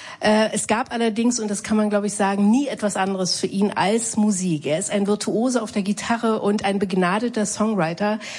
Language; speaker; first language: German; native; German